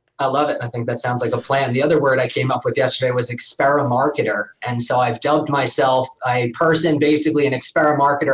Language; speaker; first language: English; native; English